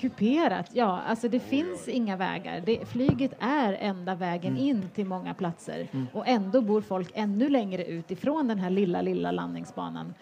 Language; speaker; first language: Swedish; native; Swedish